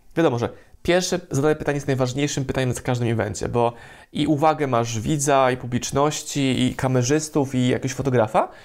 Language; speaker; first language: Polish; native; Polish